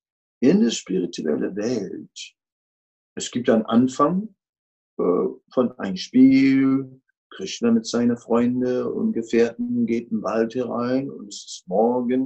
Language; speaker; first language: German; non-native, fluent; Dutch